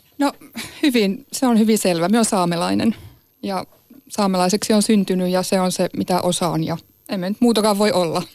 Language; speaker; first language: Finnish; non-native, local second language; Northern Sami